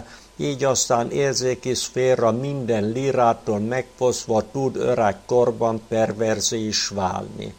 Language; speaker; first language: Hungarian; native; Hungarian